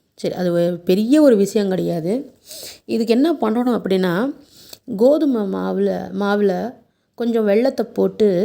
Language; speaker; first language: Tamil; non-native, local second language; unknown